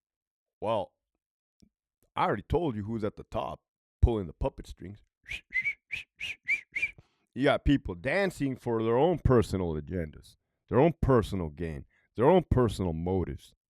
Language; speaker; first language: English; native; English